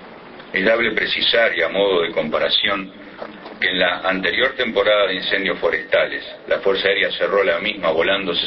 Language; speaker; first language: Spanish; native; Spanish